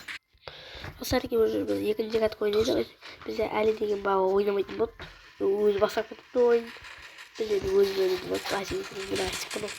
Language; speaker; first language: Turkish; non-native, learner; Kazakh